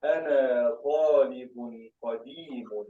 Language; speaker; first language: Arabic; non-native, learner; Urdu